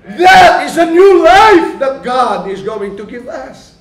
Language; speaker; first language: English; non-native, local second language; Filipino